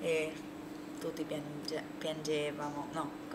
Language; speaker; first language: Italian; non-native, learner; Spanish